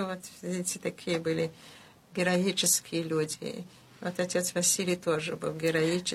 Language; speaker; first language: Russian; early bilingual, heritage; Russian